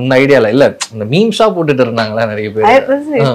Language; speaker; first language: Tamil; native; Tamil